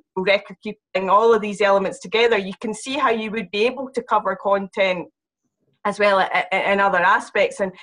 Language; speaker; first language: English; native; English